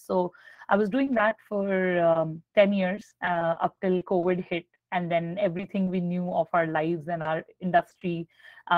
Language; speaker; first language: English; non-native, local second language; Hindi